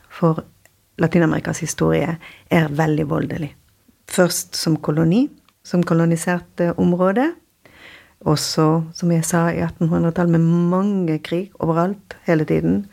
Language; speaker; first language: Norwegian; non-native, fluent; Spanish